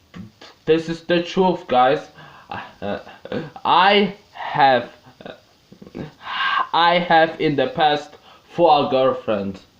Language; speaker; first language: English; non-native, learner; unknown